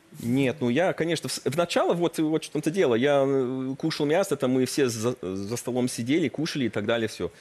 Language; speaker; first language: Russian; early bilingual, heritage; Russian